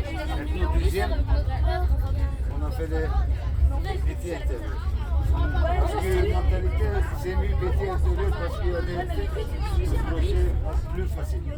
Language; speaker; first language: French; non-native, learner; Turkish